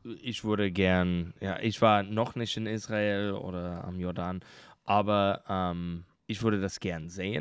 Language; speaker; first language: German; non-native, learner; English